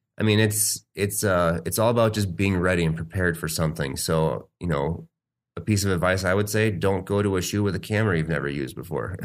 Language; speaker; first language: English; native; English